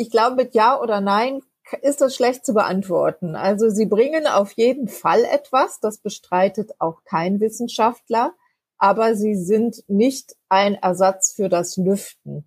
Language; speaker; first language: German; native; German